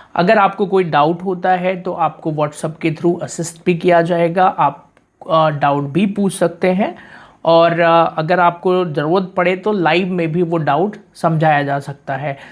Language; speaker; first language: Hindi; native; Hindi